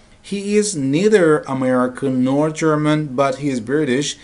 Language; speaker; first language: English; non-native, fluent; Turkish